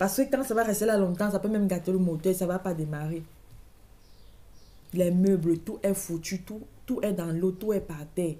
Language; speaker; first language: French; native; French